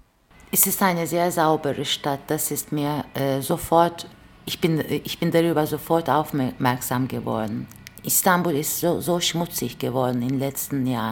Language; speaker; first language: German; non-native, fluent; Turkish